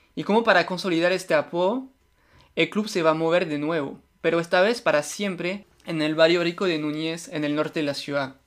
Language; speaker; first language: Spanish; non-native, fluent; French